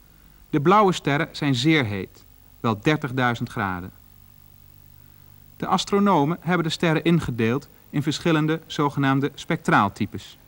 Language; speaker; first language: Dutch; native; Dutch